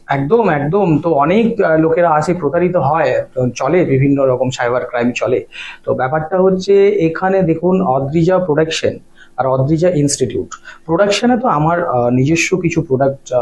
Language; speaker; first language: Bangla; native; Bangla